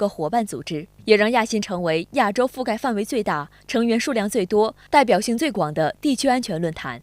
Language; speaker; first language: Chinese; native; Chinese